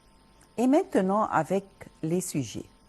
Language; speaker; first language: French; non-native, fluent; Arabic